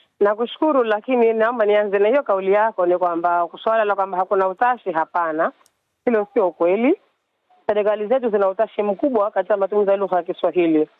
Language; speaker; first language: Swahili; native; Swahili